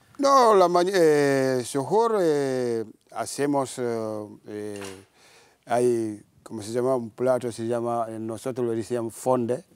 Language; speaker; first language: Spanish; non-native, learner; Wolof